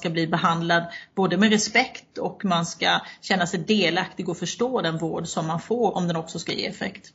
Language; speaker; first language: Swedish; native; Swedish